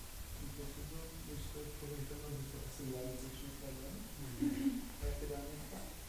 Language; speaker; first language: Portuguese; non-native, learner; Spanish